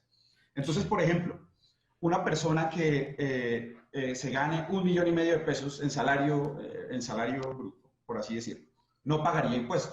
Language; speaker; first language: Spanish; native; Spanish